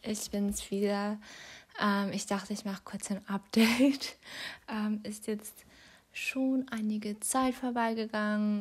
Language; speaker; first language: German; non-native, fluent; English